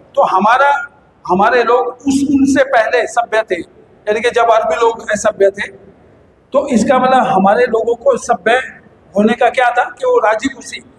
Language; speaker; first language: Hindi; native; Hindi